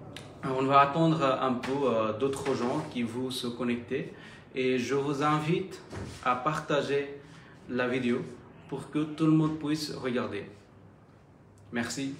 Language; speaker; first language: French; non-native, fluent; Bangla